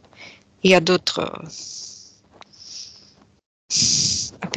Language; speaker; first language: French; non-native, fluent; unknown